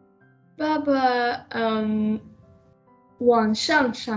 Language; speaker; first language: Chinese; non-native, learner; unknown